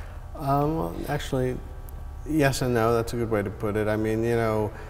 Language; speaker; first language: English; native; English